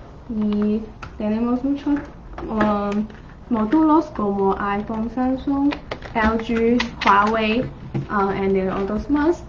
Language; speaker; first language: Spanish; non-native, learner; Chinese